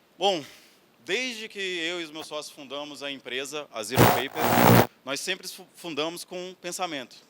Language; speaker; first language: Portuguese; native; Portuguese